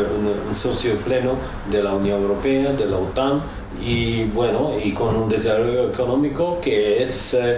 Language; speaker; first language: Spanish; non-native, fluent; Czech